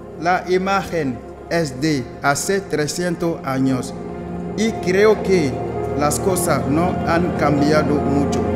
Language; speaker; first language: Spanish; non-native, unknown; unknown